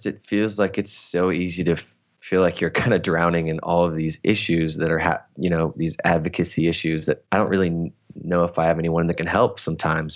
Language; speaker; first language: English; native; English